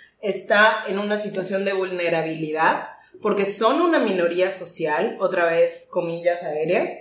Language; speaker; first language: Spanish; native; Spanish